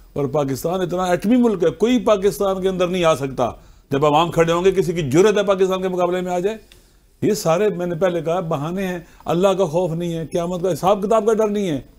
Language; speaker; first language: Urdu; non-native, local second language; Punjabi